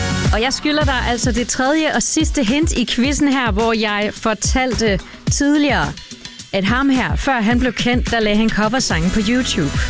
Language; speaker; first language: Danish; native; Danish